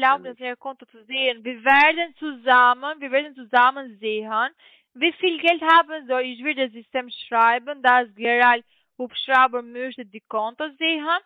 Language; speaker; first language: German; non-native, learner; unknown